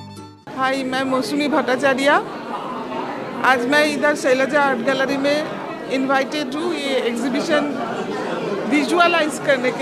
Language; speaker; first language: Hindi; non-native, local second language; Bangla